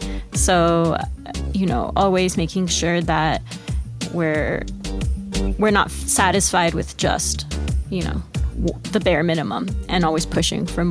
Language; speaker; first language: English; early bilingual, other home language; Spanish